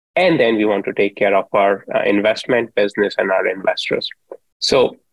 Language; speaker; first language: English; non-native, local second language; Hindi